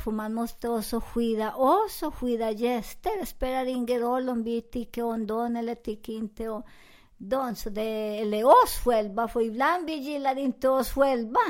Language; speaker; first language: Swedish; non-native, learner; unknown